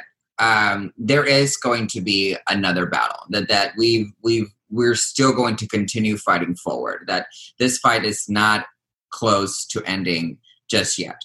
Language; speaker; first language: English; native; English